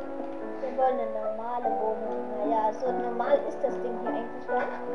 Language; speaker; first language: German; native; German